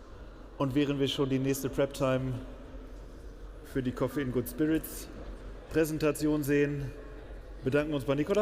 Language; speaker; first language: German; native; German